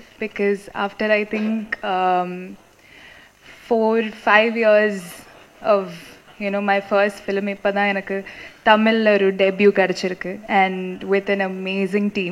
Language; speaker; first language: Tamil; non-native, fluent; Malayalam